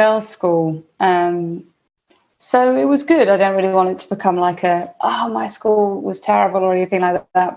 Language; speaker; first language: English; native; English